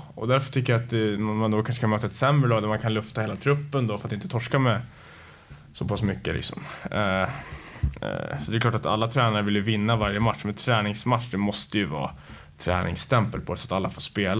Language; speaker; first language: Swedish; native; Swedish